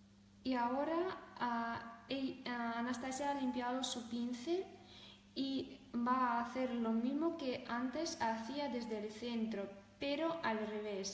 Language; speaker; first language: Spanish; non-native, fluent; Russian